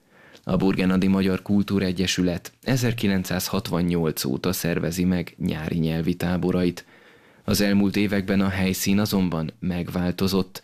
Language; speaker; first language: Hungarian; native; Hungarian